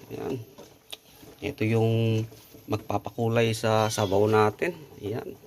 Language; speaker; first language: Filipino; non-native, local second language; Iloko